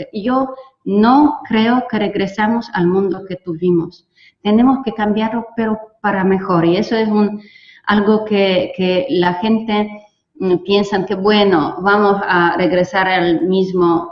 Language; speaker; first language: Spanish; non-native, fluent; Polish